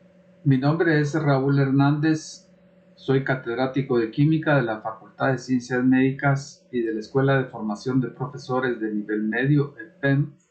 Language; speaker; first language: Spanish; native; Spanish